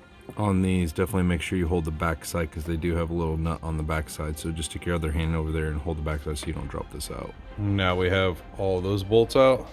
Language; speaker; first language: English; native; English